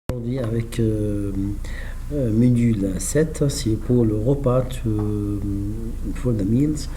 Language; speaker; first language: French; non-native, fluent; Arabic